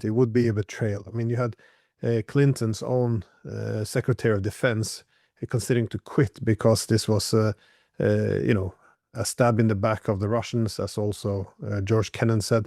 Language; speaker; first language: English; non-native, fluent; Norwegian